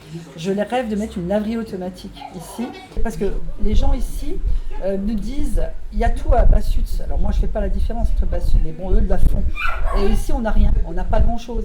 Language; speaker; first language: French; native; French